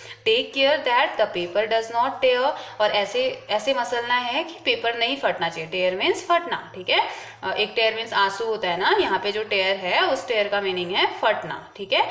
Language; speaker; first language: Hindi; native; Hindi